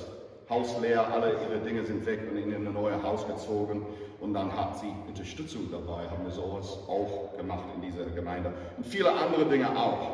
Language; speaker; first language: German; non-native, fluent; English